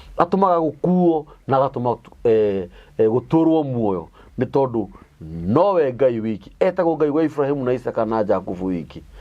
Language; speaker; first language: Kikuyu; native; Kikuyu